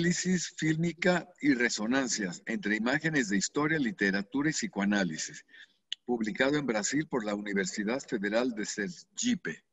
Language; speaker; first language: Spanish; native; Spanish